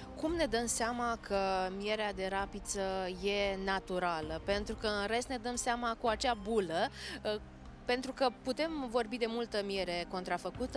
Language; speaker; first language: Romanian; native; Romanian